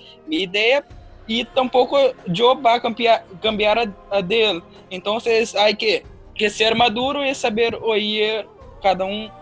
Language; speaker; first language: Spanish; non-native, learner; Portuguese